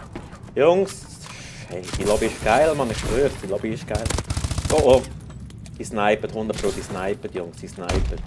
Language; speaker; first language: German; native; German